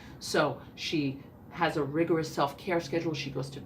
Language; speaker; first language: English; native; English